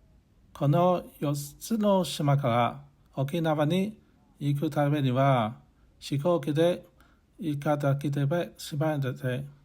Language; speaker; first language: Japanese; non-native, learner; English